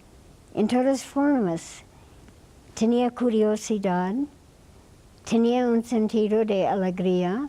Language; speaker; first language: Spanish; non-native, fluent; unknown